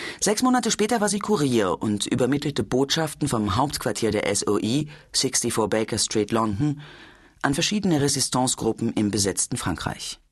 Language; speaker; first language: German; native; German